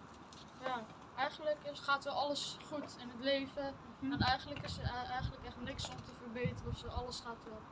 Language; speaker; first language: Dutch; early bilingual, other home language; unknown